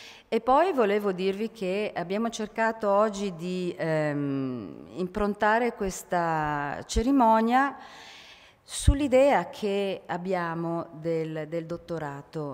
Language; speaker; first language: Italian; native; Italian